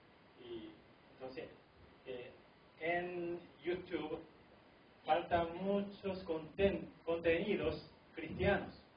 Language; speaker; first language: Spanish; non-native, fluent; Korean